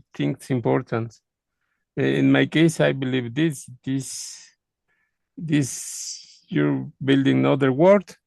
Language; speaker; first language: English; non-native, learner; Spanish